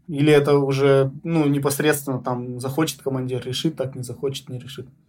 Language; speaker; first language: Russian; native; Russian